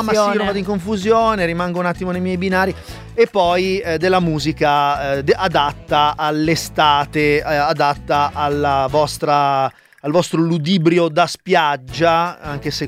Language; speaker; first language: Italian; native; Italian